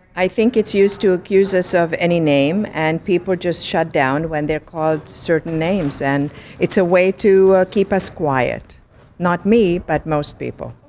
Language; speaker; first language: English; non-native, fluent; Hungarian